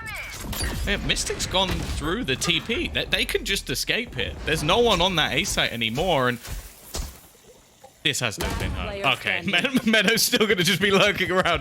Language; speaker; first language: English; native; English